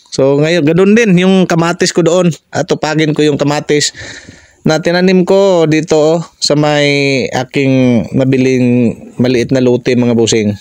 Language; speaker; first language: Filipino; non-native, local second language; Cebuano